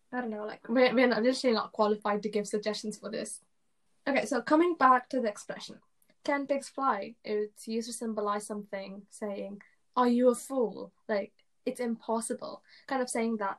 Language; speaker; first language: English; early bilingual, other home language; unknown